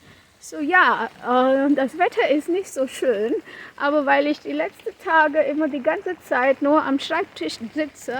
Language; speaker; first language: German; non-native, fluent; Konkani